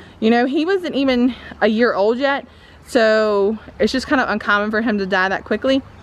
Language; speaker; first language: English; native; English